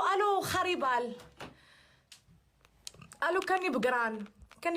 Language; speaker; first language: Arabic; native; Arabic